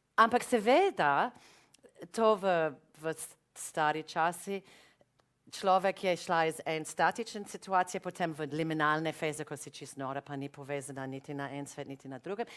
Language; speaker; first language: Slovenian; non-native, fluent; English